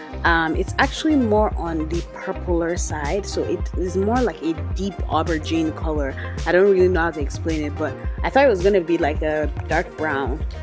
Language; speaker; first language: English; native; English